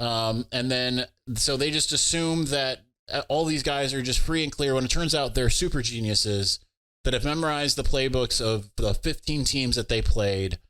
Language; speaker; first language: English; native; English